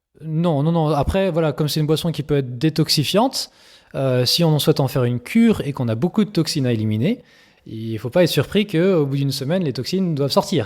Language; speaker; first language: French; native; French